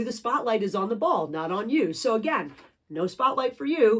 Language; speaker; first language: English; native; English